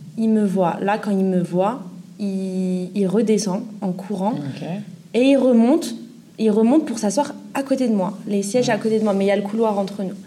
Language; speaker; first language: French; native; French